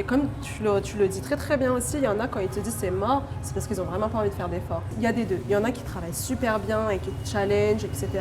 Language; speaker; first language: French; early bilingual, other home language; Vietnamese